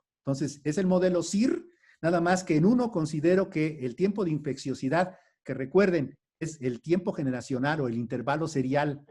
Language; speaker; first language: Spanish; native; Spanish